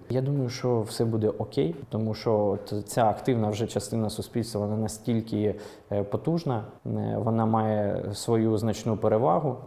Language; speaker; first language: Ukrainian; non-native, local second language; Russian